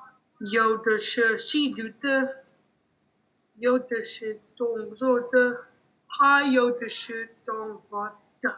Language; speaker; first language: Chinese; non-native, learner; English